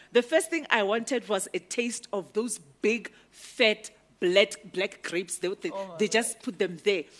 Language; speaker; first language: English; non-native, local second language; Northern Sotho